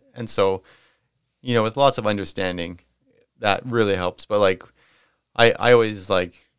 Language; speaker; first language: English; native; English